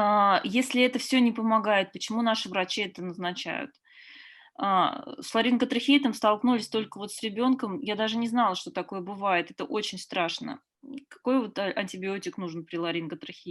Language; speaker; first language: Russian; native; Russian